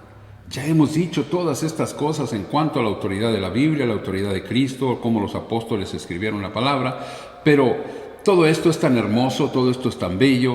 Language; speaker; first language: Spanish; native; Spanish